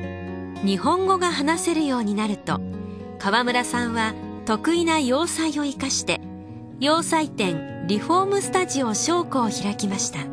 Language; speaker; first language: Japanese; native; Japanese